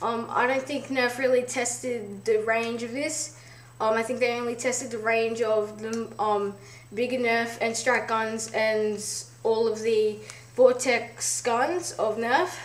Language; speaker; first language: English; native; English